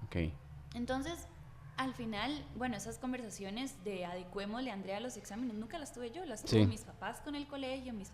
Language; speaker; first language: Spanish; native; Spanish